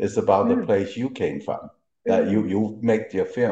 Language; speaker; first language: English; early bilingual, other home language; Cantonese